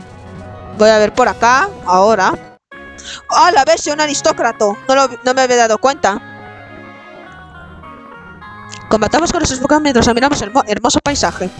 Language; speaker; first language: Spanish; native; Spanish